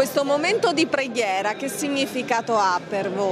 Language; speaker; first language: Italian; native; Italian